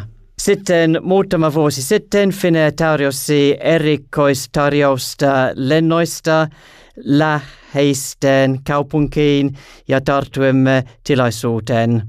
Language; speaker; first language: Finnish; non-native, learner; English